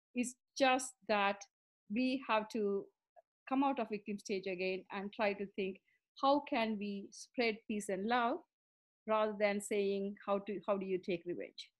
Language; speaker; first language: English; non-native, local second language; Tamil